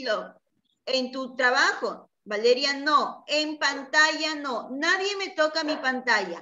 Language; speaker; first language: Spanish; native; Spanish